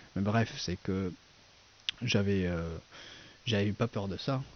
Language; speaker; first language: French; non-native, fluent; Persian